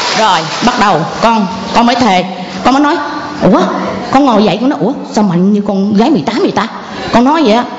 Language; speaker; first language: Vietnamese; non-native, local second language; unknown